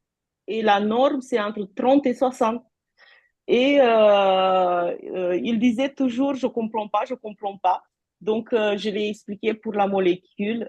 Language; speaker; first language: French; non-native, fluent; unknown